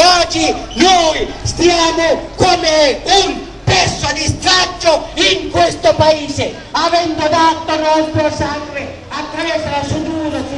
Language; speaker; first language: Italian; non-native, local second language; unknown